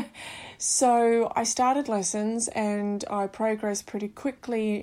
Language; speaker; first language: English; native; English